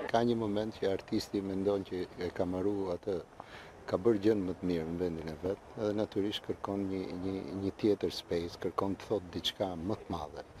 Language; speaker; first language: Albanian; early bilingual, heritage; Albanian